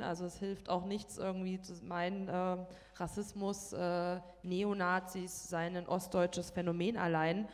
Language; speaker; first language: German; native; German